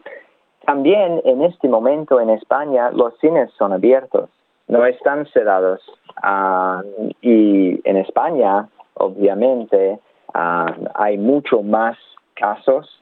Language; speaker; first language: Spanish; non-native, learner; English